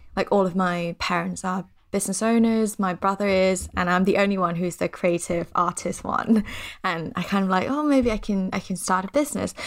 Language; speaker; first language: English; non-native, fluent; Thai